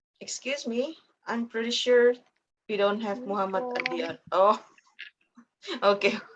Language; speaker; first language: English; non-native, fluent; Indonesian